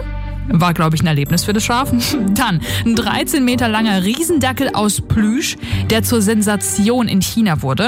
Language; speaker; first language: German; native; German